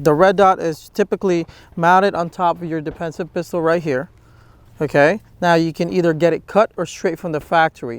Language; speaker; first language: English; native; English